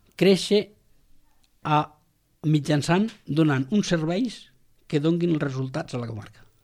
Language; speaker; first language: Catalan; non-native, local second language; Spanish